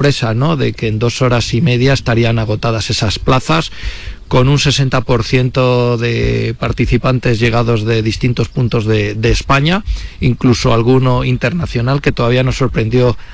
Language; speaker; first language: Spanish; native; Spanish